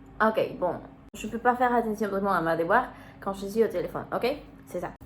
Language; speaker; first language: French; non-native, learner; Spanish